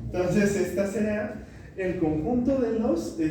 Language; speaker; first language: Spanish; native; Spanish